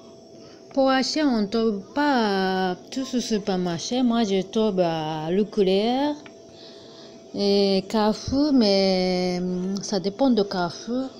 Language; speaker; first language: French; non-native, learner; Japanese